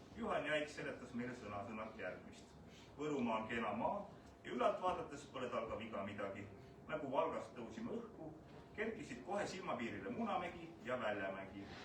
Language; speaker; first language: Estonian; native; Estonian